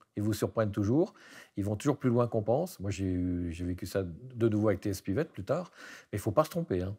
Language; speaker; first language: French; native; French